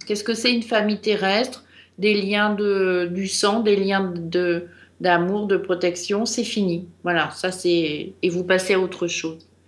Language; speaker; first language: French; native; French